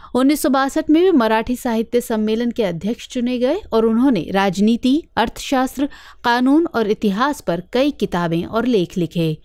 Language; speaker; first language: Hindi; native; Hindi